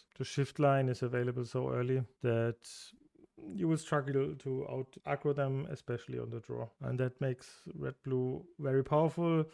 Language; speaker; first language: English; non-native, fluent; German